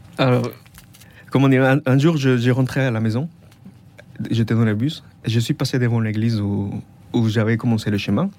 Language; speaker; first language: French; non-native, fluent; Spanish